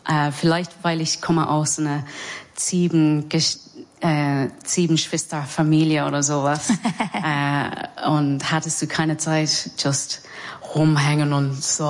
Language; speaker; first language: German; non-native, learner; English